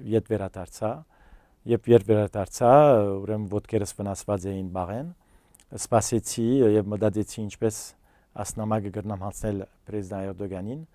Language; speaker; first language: Armenian; early bilingual, heritage; Armenian